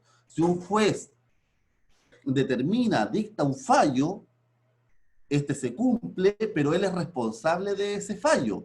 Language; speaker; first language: Spanish; native; Spanish